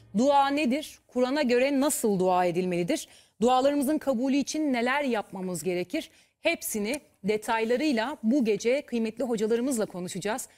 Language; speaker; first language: Turkish; native; Turkish